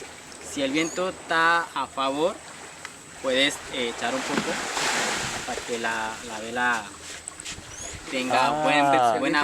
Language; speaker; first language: Spanish; non-native, local second language; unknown